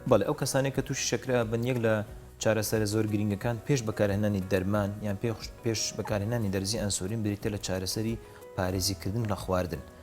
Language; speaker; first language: Central Kurdish; native; Central Kurdish